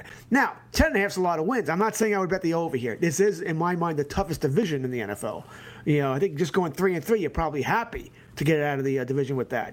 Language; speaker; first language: English; native; English